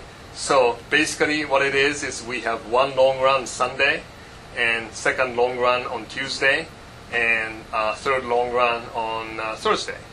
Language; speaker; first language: English; non-native, fluent; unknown